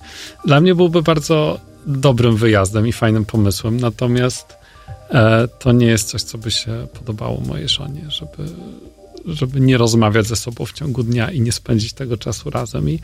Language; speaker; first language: Polish; native; Polish